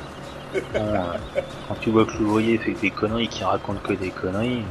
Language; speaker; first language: French; native; French